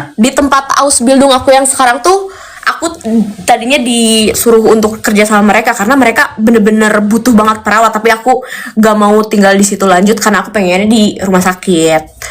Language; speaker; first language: Indonesian; native; Indonesian